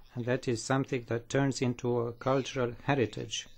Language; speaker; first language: English; non-native, fluent; Romanian